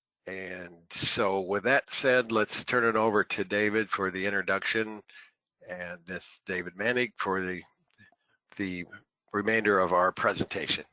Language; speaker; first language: English; native; English